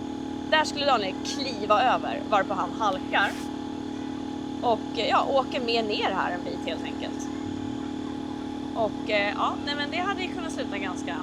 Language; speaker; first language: Swedish; native; Swedish